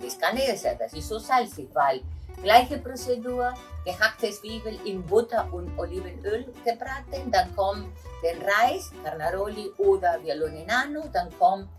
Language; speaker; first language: German; non-native, fluent; Italian